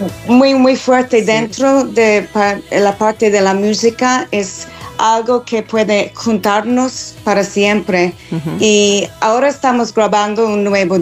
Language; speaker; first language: Spanish; non-native, learner; English